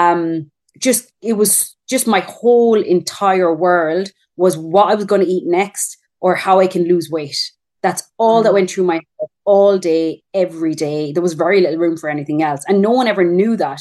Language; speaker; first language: English; native; English